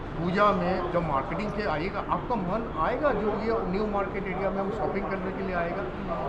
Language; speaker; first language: Hindi; non-native, local second language; Bangla